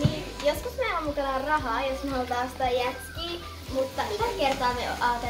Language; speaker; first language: Finnish; native; Finnish